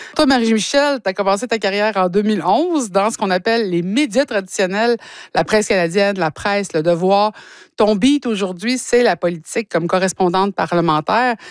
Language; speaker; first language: French; native; French